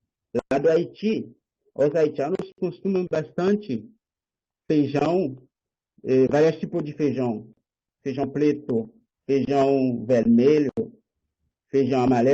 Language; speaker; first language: Portuguese; non-native, learner; Haitian Creole